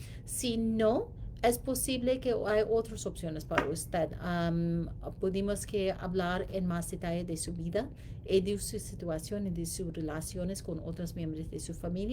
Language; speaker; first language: Spanish; non-native, learner; English